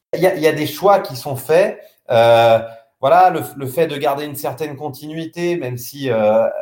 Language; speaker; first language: French; native; French